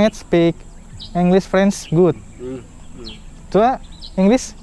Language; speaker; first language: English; non-native, learner; Indonesian